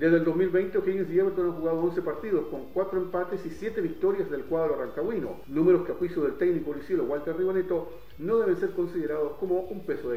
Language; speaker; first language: Spanish; native; Spanish